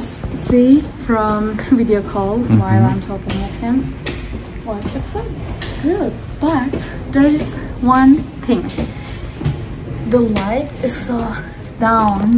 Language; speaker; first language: English; non-native, learner; Turkish